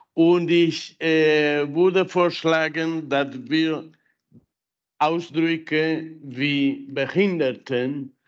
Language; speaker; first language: German; non-native, fluent; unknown